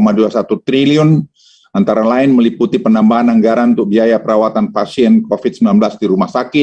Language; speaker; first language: Indonesian; native; Indonesian